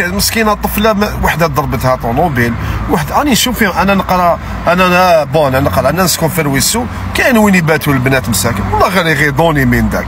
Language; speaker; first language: Arabic; native; Arabic